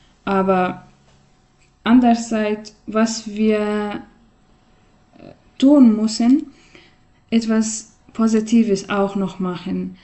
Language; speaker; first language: German; non-native, learner; Persian